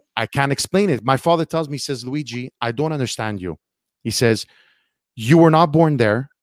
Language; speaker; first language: English; early bilingual, heritage; Italian